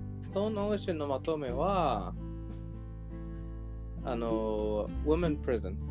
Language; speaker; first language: Japanese; non-native, learner; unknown